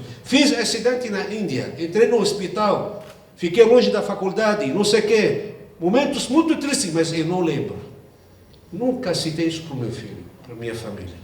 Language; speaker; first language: Portuguese; non-native, fluent; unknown